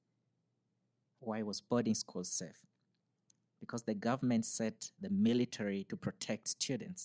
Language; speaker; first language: English; non-native, local second language; Acoli